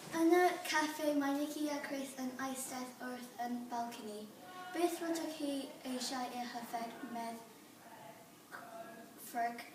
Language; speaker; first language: Welsh; non-native, learner; English